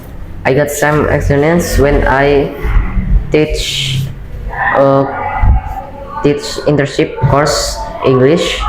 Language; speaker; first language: English; non-native, learner; Indonesian